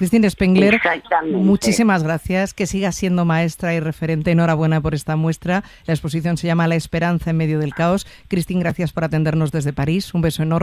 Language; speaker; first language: Spanish; native; Spanish